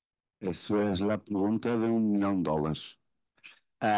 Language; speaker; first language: Spanish; non-native, fluent; Portuguese